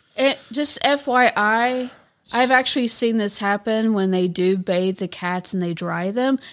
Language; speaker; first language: English; native; English